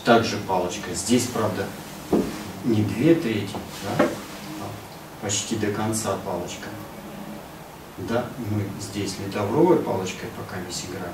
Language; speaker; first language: Russian; native; Russian